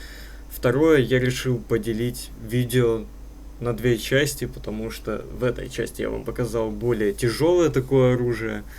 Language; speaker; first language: Russian; native; Russian